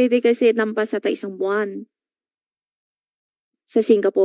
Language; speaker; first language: Filipino; non-native, learner; Chinese